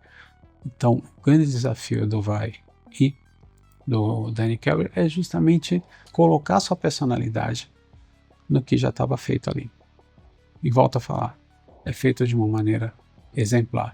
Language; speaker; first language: Portuguese; native; Portuguese